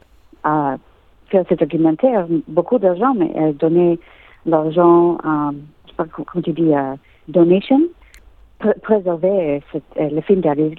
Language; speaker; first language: French; non-native, learner; English